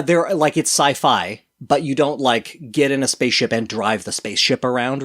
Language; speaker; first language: English; native; English